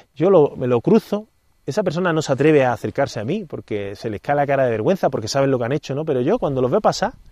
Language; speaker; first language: Spanish; native; Spanish